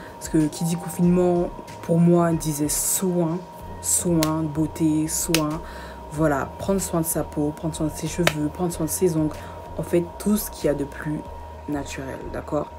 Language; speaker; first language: French; early bilingual, other home language; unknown